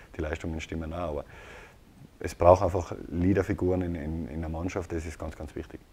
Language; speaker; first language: German; native; German